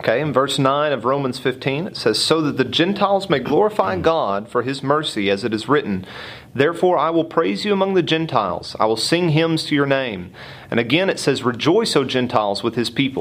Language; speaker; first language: English; native; English